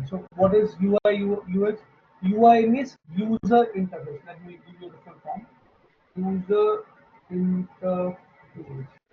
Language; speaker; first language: English; non-native, fluent; Hindi